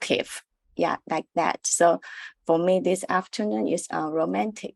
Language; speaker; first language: English; non-native, learner; Chinese